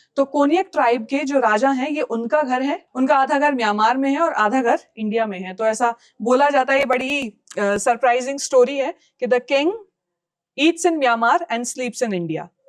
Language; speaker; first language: Hindi; native; Hindi